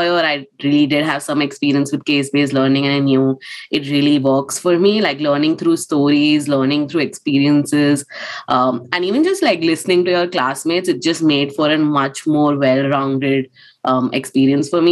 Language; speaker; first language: English; non-native, local second language; Hindi